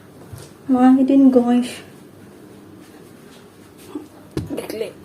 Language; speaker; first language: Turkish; non-native, learner; Filipino